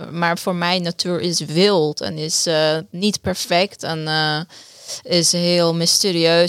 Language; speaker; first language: Dutch; non-native, fluent; Persian